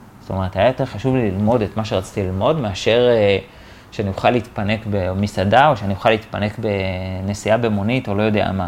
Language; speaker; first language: Hebrew; native; Hebrew